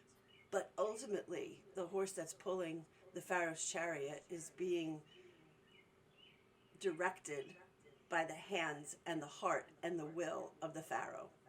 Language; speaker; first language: English; native; English